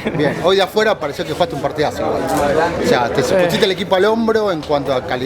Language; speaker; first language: Spanish; native; Spanish